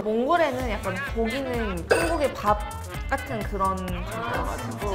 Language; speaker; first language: Korean; non-native, fluent; Mongolian